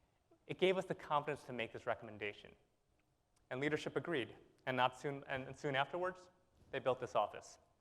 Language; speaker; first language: English; native; English